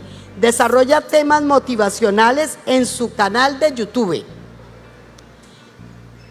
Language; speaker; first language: Spanish; native; Spanish